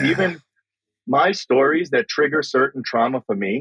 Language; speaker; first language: English; native; English